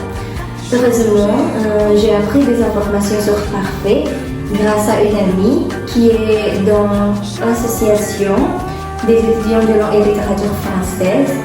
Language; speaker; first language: French; non-native, learner; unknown